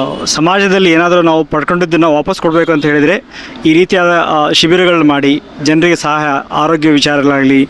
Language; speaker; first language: Kannada; native; Kannada